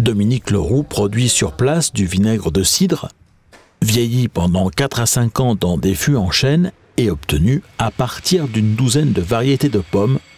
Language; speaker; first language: French; native; French